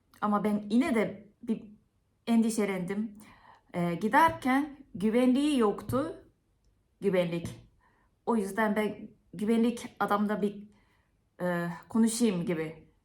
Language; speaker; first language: Turkish; non-native, fluent; Japanese